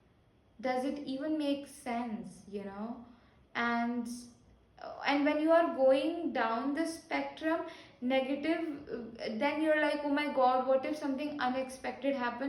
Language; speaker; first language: English; non-native, local second language; Hindi